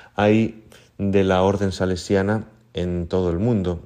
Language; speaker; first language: Spanish; native; Spanish